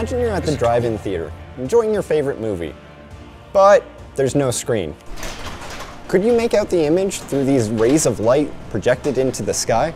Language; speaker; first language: English; native; English